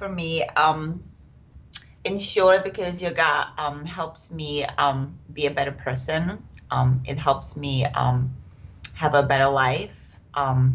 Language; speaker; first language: English; non-native, fluent; Czech